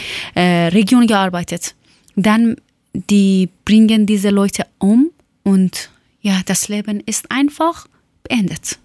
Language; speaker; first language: German; non-native, learner; Persian